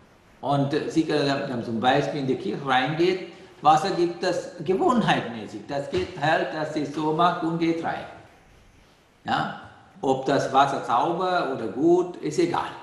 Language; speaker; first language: German; non-native, learner; Sinhala